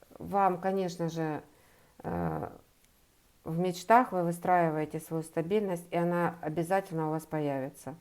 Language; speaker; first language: Russian; native; Russian